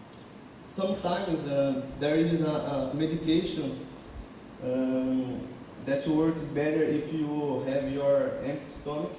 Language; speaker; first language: English; non-native, fluent; Portuguese